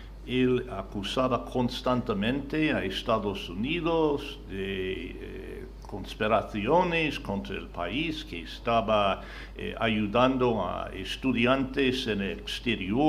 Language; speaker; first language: Spanish; non-native, fluent; English